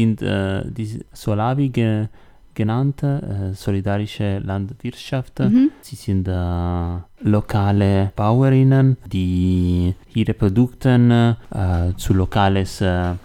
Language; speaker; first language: German; non-native, learner; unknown